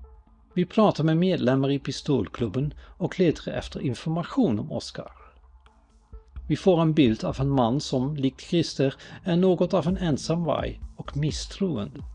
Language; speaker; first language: Swedish; native; Swedish